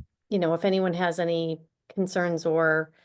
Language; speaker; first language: English; native; English